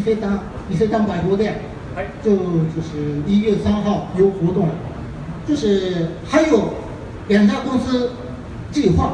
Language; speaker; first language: Chinese; non-native, fluent; Japanese